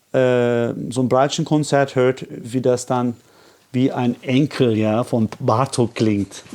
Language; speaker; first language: German; non-native, fluent; Turkish